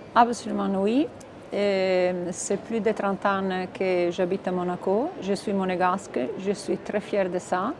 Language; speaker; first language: French; non-native, fluent; Italian